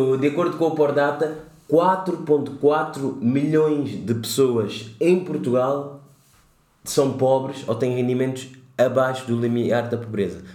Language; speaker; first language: Portuguese; native; Portuguese